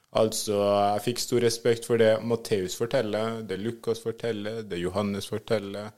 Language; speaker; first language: Norwegian; early bilingual, other home language; Swahili